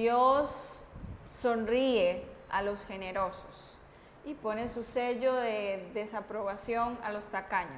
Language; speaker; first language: Spanish; native; Spanish